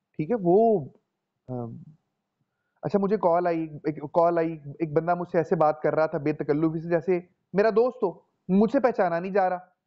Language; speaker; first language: Urdu; non-native, local second language; Punjabi